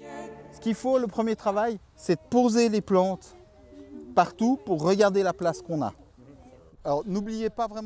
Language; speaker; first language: French; native; French